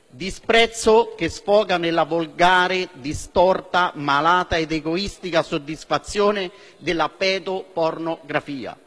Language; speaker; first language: Italian; native; Italian